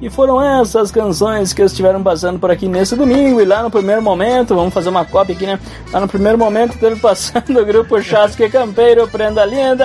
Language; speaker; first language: Portuguese; native; Portuguese